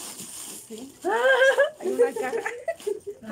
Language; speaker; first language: Spanish; native; Spanish